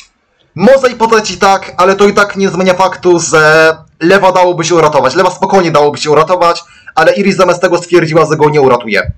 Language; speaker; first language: Polish; native; Polish